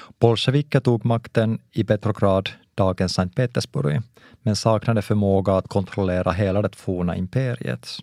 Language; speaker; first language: Swedish; non-native, local second language; Finnish